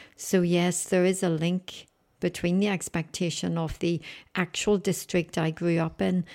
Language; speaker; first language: English; native; English